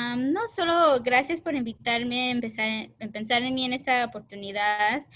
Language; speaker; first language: Spanish; early bilingual, heritage; Spanish